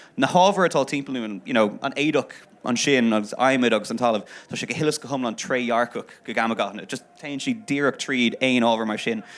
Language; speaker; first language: Irish; non-native, local second language; English